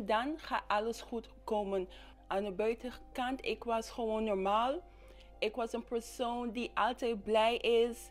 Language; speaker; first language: Dutch; non-native, local second language; English